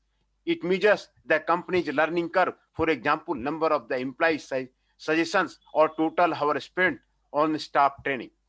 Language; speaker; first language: English; non-native, local second language; Hindi